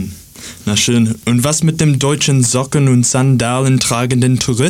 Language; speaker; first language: German; non-native, learner; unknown